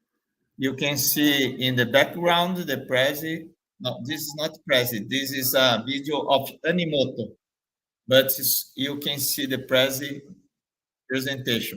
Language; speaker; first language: English; non-native, fluent; Portuguese